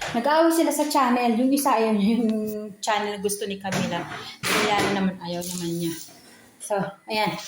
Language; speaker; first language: Filipino; native; Filipino